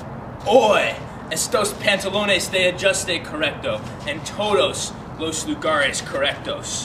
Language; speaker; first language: Spanish; non-native, learner; English